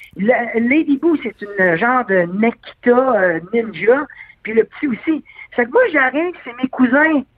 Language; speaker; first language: French; native; French